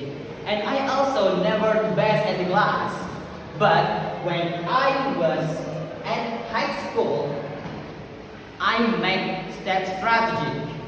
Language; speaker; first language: English; non-native, learner; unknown